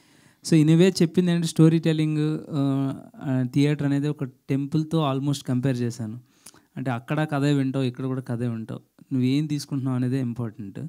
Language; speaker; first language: Telugu; native; Telugu